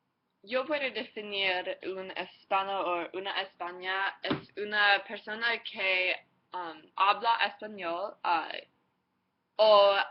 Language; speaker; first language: Spanish; non-native, learner; English